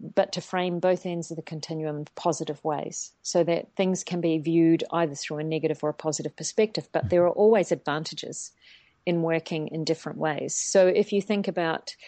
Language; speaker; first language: English; native; English